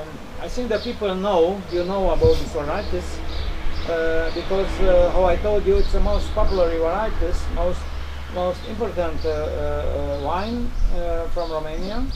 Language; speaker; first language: English; non-native, learner; Romanian